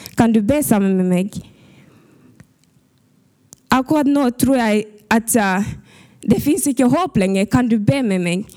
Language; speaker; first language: Norwegian; early bilingual, other home language; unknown